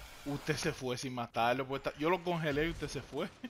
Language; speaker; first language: Spanish; native; Spanish